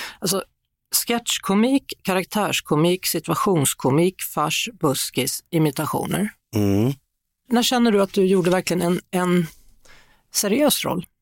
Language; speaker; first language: Swedish; native; Swedish